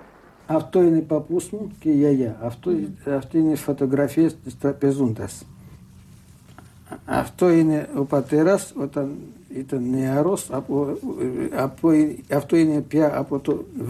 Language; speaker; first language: Greek; early bilingual, heritage; Greek